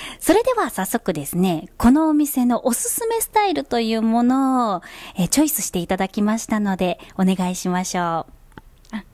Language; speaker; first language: Japanese; native; Japanese